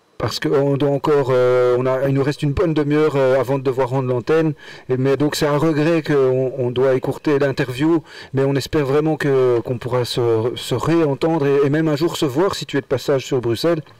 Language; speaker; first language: French; native; French